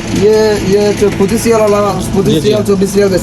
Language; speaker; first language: Hindi; non-native, learner; Bangla